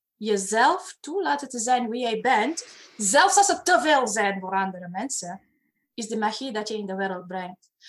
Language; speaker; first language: Dutch; non-native, fluent; Romanian